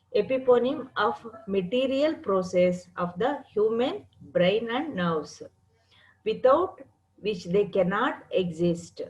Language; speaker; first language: English; non-native, local second language; Kannada